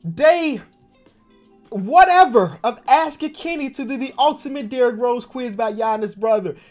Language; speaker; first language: English; native; English